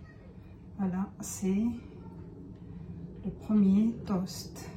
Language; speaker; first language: French; non-native, fluent; Arabic